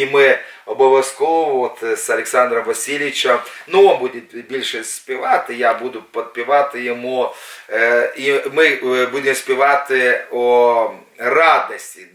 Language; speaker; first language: Ukrainian; non-native, local second language; Russian